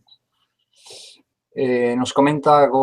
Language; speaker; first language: Spanish; native; Spanish